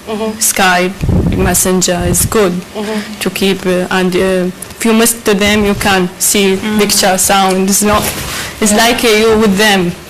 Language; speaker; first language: English; non-native, learner; Arabic